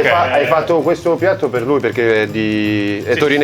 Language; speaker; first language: Italian; native; Italian